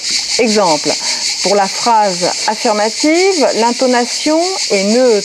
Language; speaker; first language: French; native; French